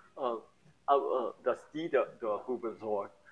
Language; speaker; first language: German; non-native, learner; English